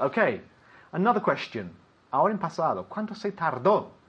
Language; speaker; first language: Spanish; non-native, fluent; English